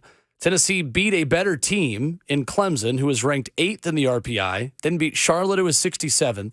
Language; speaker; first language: English; native; English